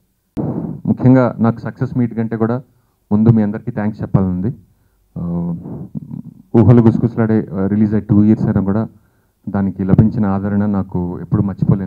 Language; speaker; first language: Telugu; native; Telugu